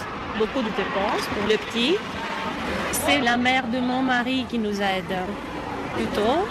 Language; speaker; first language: French; non-native, fluent; Greek